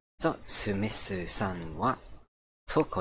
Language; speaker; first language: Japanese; non-native, learner; English